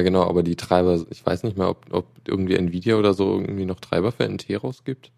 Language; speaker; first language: German; native; German